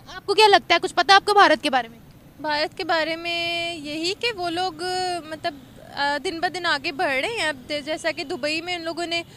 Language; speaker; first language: Urdu; native; Urdu